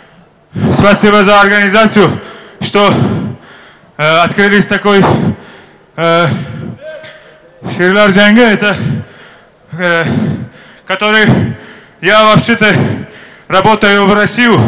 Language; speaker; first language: Russian; non-native, learner; Uzbek